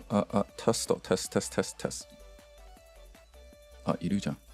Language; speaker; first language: Japanese; non-native, learner; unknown